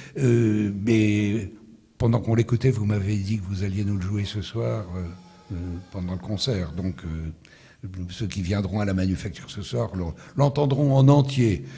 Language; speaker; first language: French; native; French